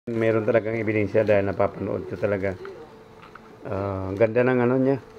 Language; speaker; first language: Filipino; non-native, local second language; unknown